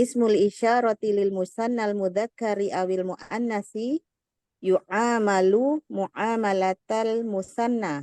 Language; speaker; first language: Arabic; non-native, learner; Indonesian